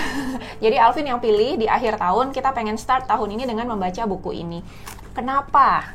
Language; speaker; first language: Indonesian; native; Indonesian